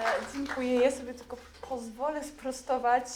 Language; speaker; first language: Polish; native; Polish